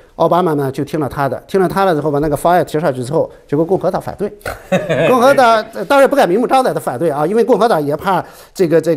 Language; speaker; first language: Chinese; native; Chinese